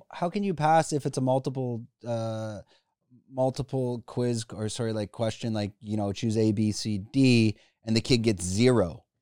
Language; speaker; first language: English; native; English